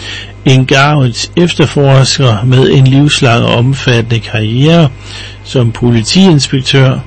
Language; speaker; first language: Danish; native; Danish